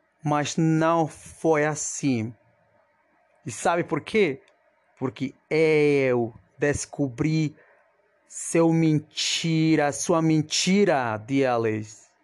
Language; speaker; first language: Portuguese; non-native, fluent; Spanish